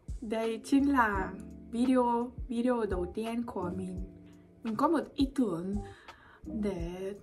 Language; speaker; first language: Vietnamese; non-native, learner; Russian